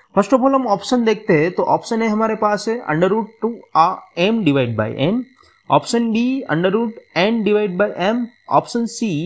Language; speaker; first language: Hindi; non-native, local second language; Gujarati